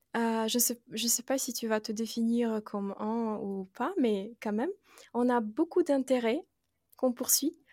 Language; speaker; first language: French; non-native, fluent; Russian